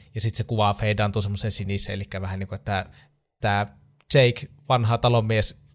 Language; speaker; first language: Finnish; native; Finnish